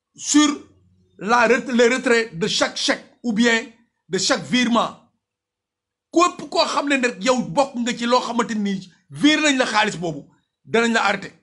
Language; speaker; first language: French; non-native, local second language; Wolof